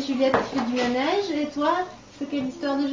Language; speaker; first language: French; native; French